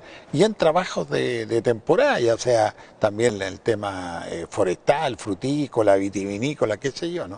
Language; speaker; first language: Spanish; native; Spanish